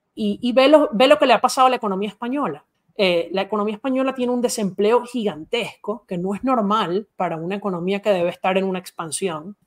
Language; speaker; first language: Spanish; native; Spanish